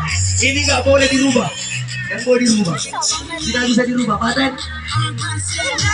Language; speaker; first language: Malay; non-native, local second language; Batak Toba